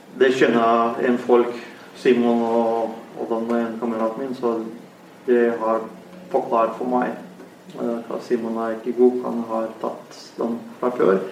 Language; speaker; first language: Norwegian; non-native, learner; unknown